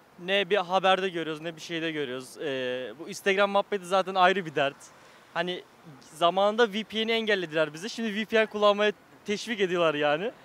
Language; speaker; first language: Turkish; native; Turkish